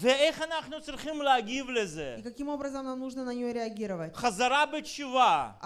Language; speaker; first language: Hebrew; non-native, fluent; Russian